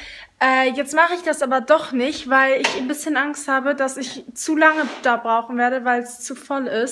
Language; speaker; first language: German; native; German